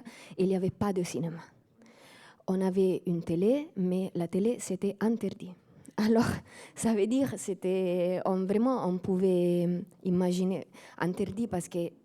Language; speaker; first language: French; non-native, fluent; Italian